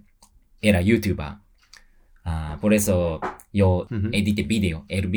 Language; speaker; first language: Spanish; non-native, learner; Japanese